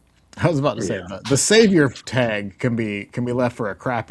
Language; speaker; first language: English; native; English